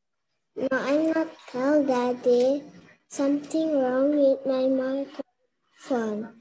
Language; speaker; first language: English; non-native, learner; Indonesian